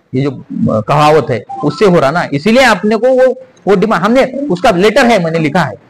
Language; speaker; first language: Hindi; non-native, local second language; Marathi